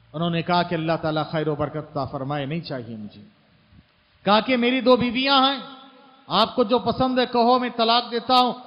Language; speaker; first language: Hindi; native; Hindi